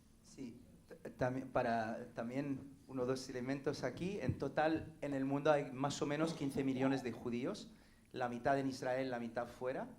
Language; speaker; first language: Spanish; non-native, fluent; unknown